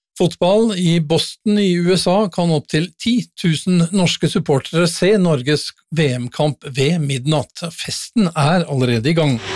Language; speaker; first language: Norwegian; native; Norwegian